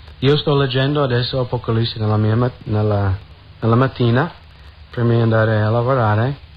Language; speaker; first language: Italian; non-native, fluent; English